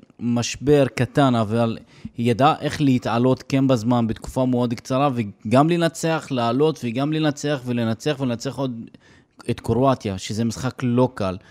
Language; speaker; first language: Hebrew; non-native, local second language; Arabic